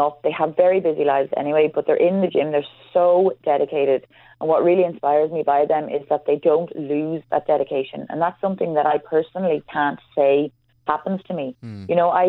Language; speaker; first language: English; native; English